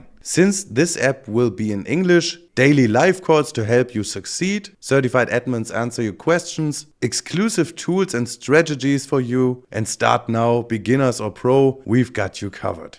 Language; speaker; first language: English; non-native, fluent; German